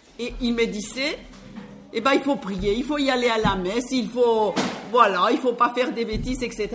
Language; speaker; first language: French; non-native, fluent; Spanish